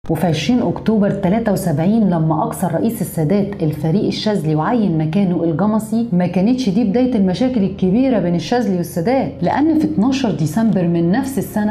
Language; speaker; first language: Arabic; native; Arabic